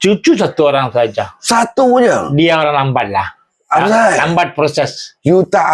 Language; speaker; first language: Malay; non-native, local second language; Tamil